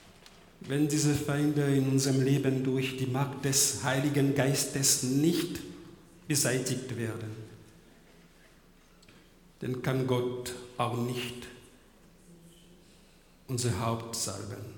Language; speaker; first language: German; non-native, fluent; French